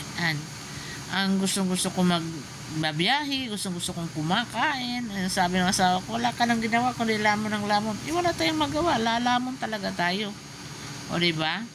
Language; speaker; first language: Filipino; non-native, local second language; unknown